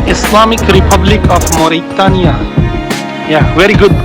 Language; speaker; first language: English; non-native, learner; Urdu